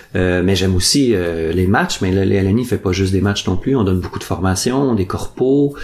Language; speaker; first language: French; native; French